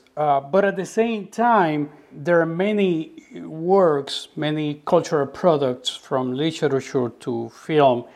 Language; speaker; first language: English; non-native, fluent; Spanish